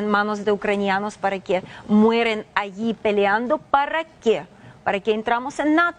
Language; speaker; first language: Spanish; non-native, fluent; Ukrainian